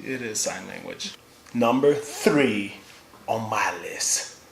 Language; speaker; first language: English; native; English